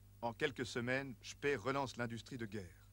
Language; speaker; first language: French; native; French